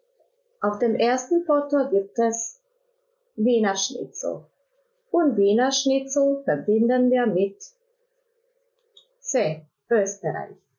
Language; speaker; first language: German; non-native, fluent; Croatian